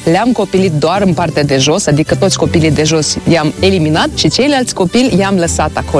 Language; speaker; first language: Romanian; native; Romanian